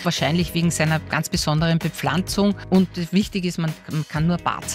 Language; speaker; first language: German; native; German